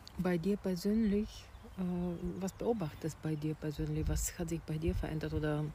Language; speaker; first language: German; non-native, fluent; Bulgarian